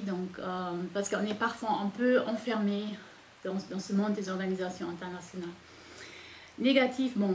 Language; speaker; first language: French; non-native, fluent; German